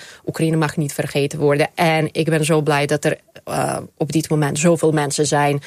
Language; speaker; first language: Dutch; non-native, fluent; Ukrainian